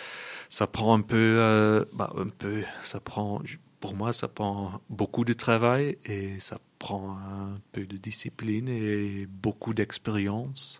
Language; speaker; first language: French; non-native, local second language; Dutch